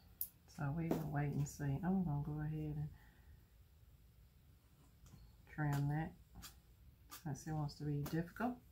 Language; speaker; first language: English; native; English